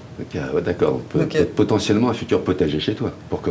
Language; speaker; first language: French; native; French